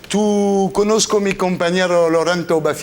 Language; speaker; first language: Spanish; non-native, learner; French